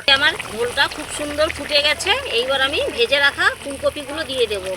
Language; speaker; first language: Bangla; native; Bangla